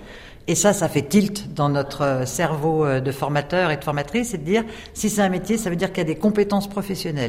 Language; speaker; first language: French; native; French